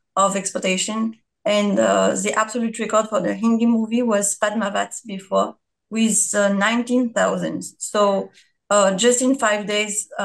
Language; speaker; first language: English; non-native, fluent; French